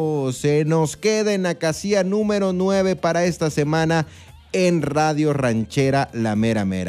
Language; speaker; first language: Spanish; native; Spanish